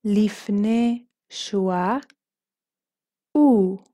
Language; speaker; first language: Hebrew; non-native, fluent; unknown